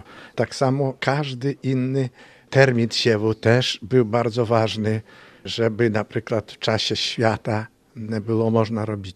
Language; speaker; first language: Polish; non-native, local second language; Ukrainian